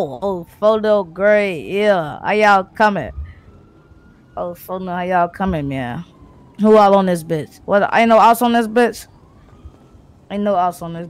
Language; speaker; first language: English; native; English